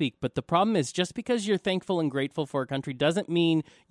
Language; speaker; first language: English; native; English